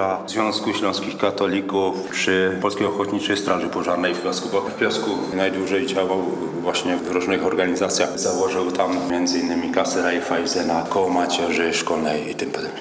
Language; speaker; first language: Polish; native; Polish